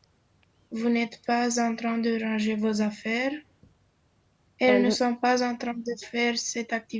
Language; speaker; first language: French; non-native, learner; Romanian